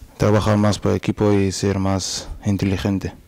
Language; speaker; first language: Spanish; non-native, learner; Portuguese